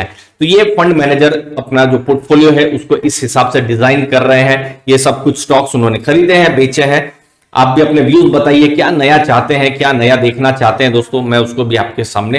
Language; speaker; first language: Hindi; native; Hindi